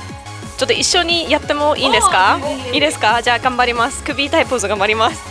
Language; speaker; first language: Japanese; non-native, fluent; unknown